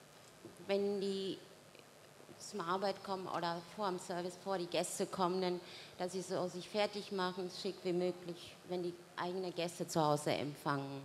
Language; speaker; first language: German; non-native, fluent; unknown